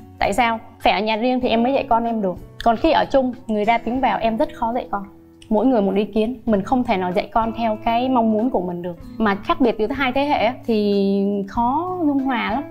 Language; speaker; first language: Vietnamese; native; Vietnamese